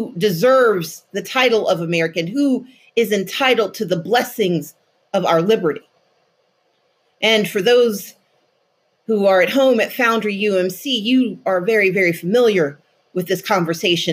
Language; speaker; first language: English; native; English